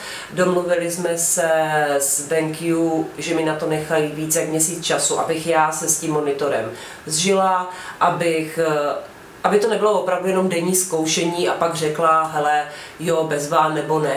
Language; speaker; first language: Czech; native; Czech